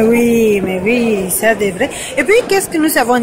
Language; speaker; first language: French; native; French